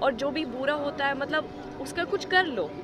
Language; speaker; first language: Hindi; non-native, fluent; Swedish